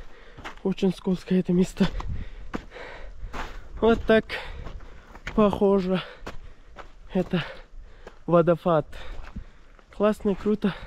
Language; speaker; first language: Russian; non-native, learner; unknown